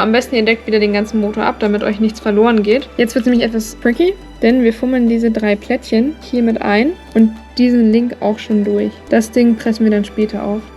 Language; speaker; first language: German; native; German